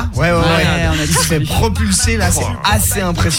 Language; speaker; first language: French; native; French